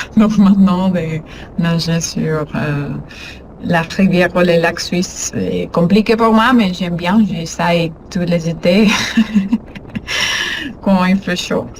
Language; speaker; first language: French; non-native, learner; Spanish